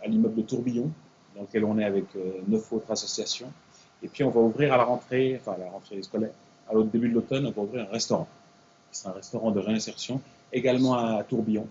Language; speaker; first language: French; native; French